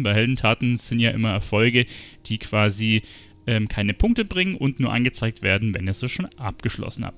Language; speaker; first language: German; native; German